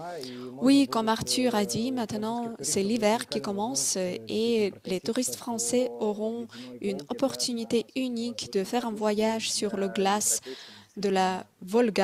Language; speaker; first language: French; non-native, fluent; Russian